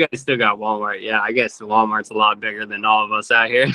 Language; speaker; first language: English; native; English